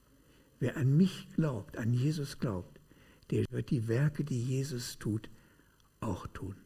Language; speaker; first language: German; native; German